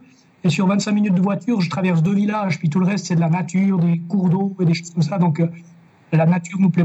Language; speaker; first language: French; native; French